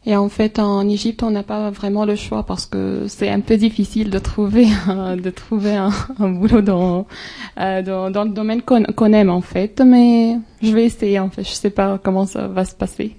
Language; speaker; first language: French; non-native, fluent; Arabic